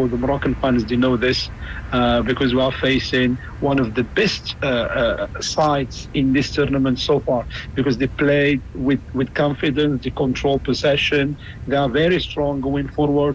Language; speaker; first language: English; non-native, fluent; Arabic